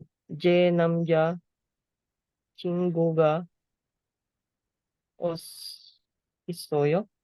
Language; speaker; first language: Korean; non-native, learner; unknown